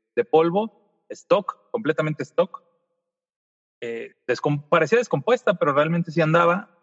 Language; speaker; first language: Spanish; native; Spanish